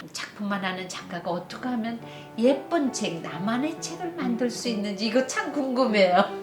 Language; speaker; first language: Korean; native; Korean